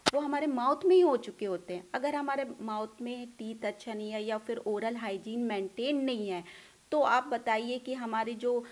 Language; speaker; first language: Hindi; non-native, local second language; Punjabi